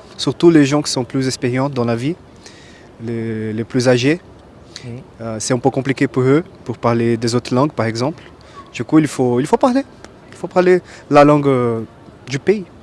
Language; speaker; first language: French; non-native, fluent; Portuguese